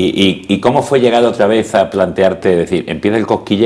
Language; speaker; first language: Spanish; native; Spanish